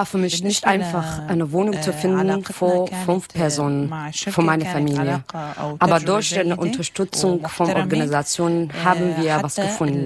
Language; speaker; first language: German; non-native, learner; Arabic